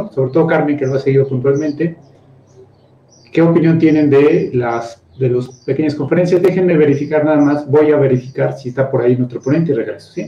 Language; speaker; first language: Spanish; native; Spanish